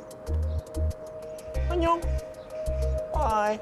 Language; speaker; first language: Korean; non-native, fluent; Vietnamese